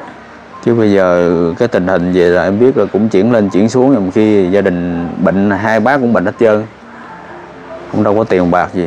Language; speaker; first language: Vietnamese; native; Vietnamese